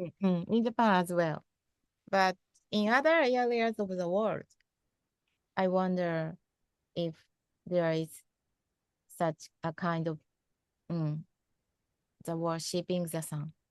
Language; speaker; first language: English; non-native, fluent; Japanese